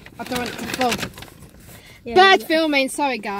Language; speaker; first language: English; native; English